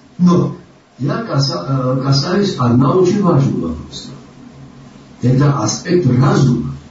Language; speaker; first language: Russian; non-native, local second language; Georgian